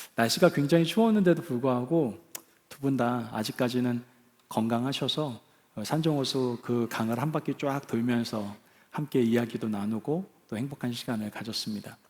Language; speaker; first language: Korean; native; Korean